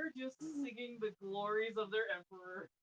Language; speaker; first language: English; native; English